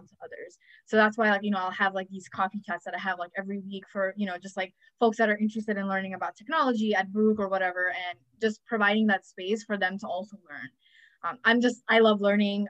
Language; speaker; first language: English; native; English